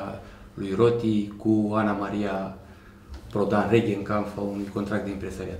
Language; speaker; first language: Romanian; native; Romanian